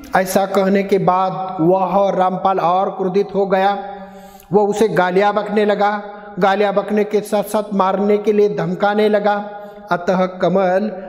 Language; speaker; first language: Hindi; non-native, local second language; Marathi